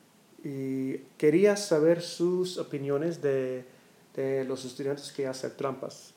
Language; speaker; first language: Spanish; non-native, learner; English